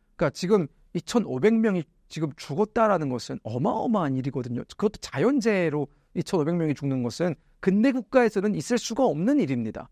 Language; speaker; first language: Korean; native; Korean